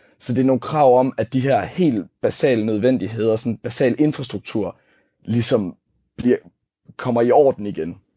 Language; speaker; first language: Danish; native; Danish